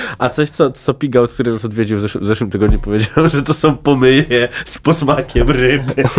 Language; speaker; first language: Polish; native; Polish